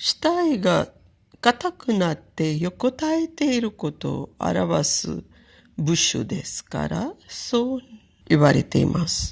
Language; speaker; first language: Japanese; non-native, fluent; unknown